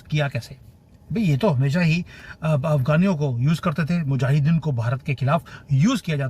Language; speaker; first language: Hindi; native; Hindi